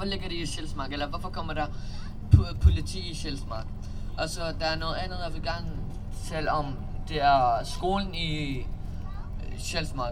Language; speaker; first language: Danish; early bilingual, other home language; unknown